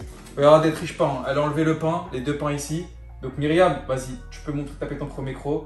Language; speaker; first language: French; native; French